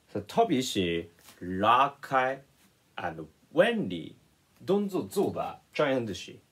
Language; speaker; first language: Chinese; non-native, learner; Japanese